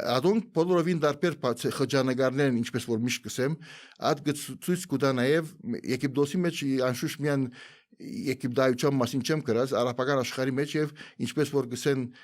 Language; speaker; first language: Armenian; native; Armenian